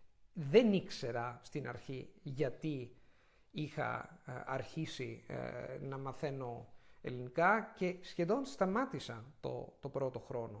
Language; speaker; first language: Greek; non-native, fluent; Italian